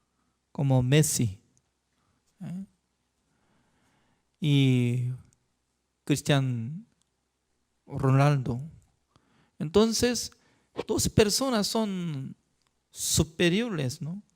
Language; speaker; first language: Spanish; non-native, fluent; Korean